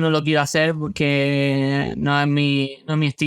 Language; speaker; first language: Spanish; native; Spanish